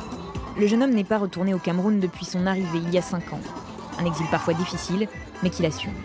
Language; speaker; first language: French; native; French